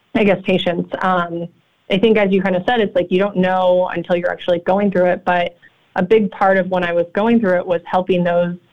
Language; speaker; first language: English; native; English